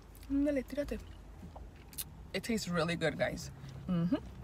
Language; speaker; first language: Spanish; early bilingual, heritage; Spanish